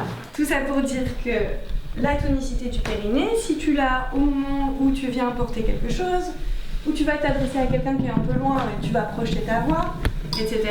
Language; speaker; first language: French; native; French